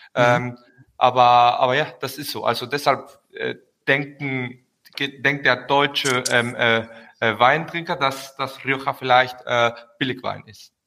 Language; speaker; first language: German; early bilingual, heritage; Spanish